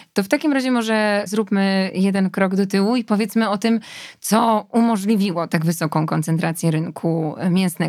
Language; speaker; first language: Polish; native; Polish